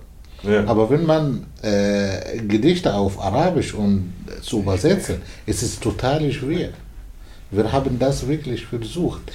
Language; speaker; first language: German; non-native, learner; Arabic